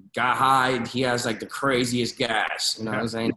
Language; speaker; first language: English; native; English